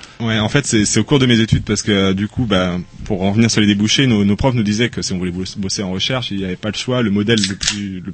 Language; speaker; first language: French; native; French